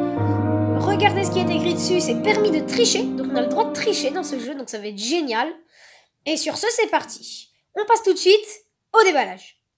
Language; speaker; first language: French; native; French